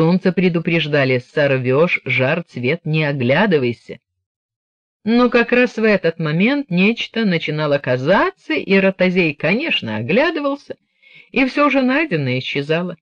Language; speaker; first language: Russian; native; Russian